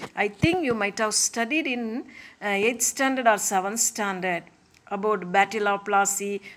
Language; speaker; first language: English; non-native, local second language; Tamil